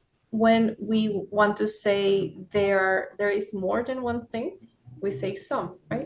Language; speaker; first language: English; non-native, fluent; Spanish